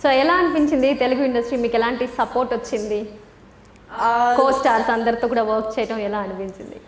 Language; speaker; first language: Telugu; native; Telugu